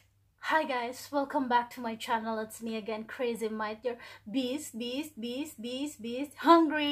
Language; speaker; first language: English; non-native, local second language; Filipino